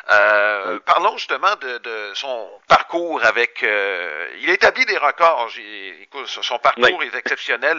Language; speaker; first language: French; native; French